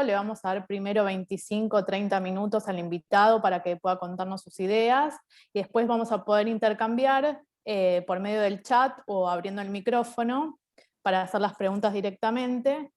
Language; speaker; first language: Spanish; native; Spanish